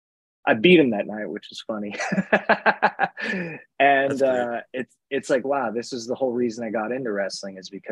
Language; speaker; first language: English; native; English